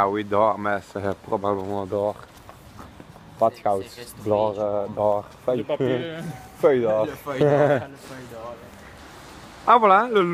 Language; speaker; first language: French; non-native, learner; Dutch